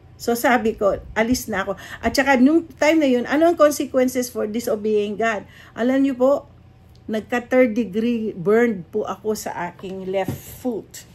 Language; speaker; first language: Filipino; native; Filipino